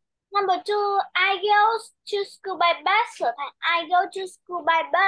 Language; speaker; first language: English; non-native, learner; Vietnamese